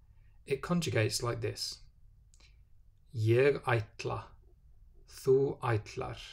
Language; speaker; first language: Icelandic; non-native, fluent; English